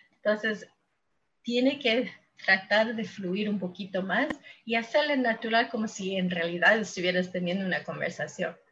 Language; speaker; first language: Spanish; non-native, fluent; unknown